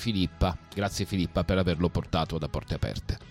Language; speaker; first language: Italian; native; Italian